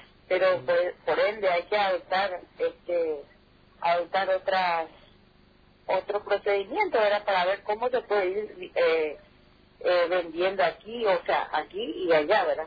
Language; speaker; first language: Spanish; native; Spanish